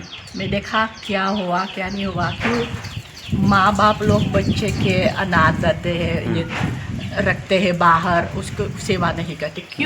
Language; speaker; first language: Hindi; early bilingual, heritage; Hindi